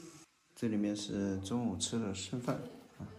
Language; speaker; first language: Chinese; native; Chinese